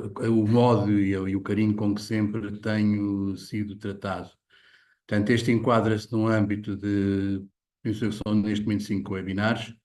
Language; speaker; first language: Portuguese; native; Portuguese